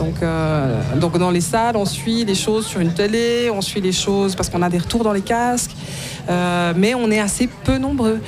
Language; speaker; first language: French; native; French